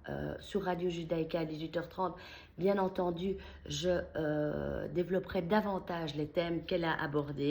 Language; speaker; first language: French; native; French